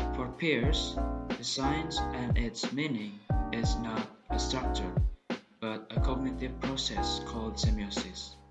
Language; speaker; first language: English; non-native, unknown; Indonesian